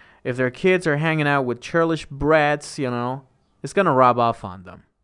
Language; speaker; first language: English; non-native, fluent; Persian